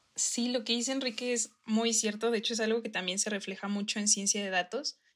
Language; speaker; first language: Spanish; native; Spanish